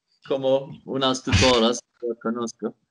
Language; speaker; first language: Spanish; non-native, learner; Swedish